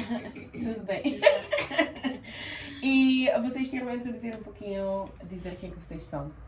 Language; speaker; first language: Portuguese; early bilingual, heritage; Portuguese